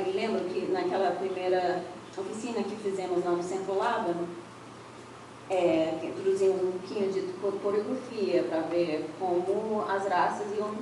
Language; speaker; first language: Portuguese; non-native, fluent; English